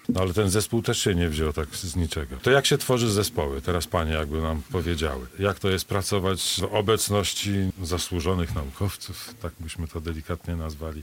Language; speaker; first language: Polish; native; Polish